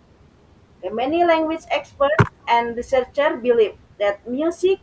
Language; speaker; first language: English; non-native, learner; Indonesian